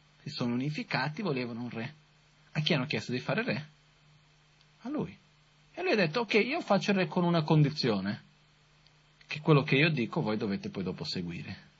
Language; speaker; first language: Italian; non-native, fluent; Portuguese